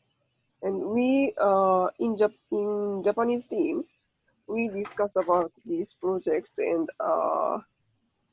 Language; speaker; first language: English; non-native, learner; Japanese